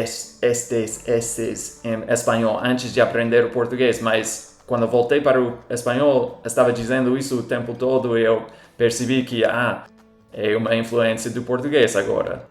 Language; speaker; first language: Portuguese; non-native, fluent; English